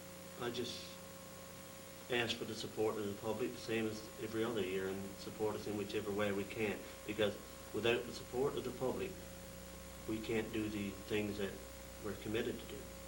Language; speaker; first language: English; native; English